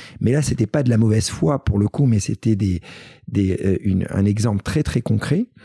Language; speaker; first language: French; early bilingual, other home language; Greek